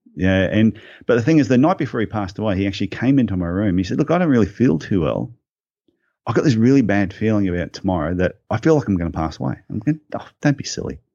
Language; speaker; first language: English; native; English